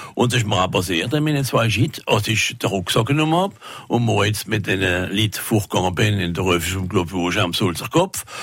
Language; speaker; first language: German; non-native, local second language; French